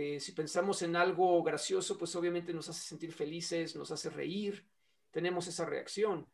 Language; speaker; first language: Spanish; native; Spanish